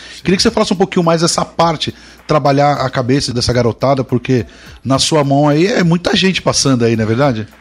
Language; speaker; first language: Portuguese; native; Portuguese